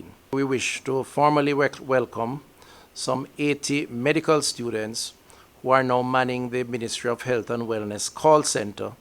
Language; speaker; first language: English; native; English